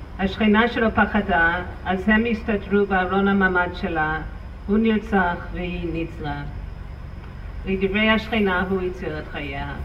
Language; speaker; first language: Hebrew; non-native, fluent; English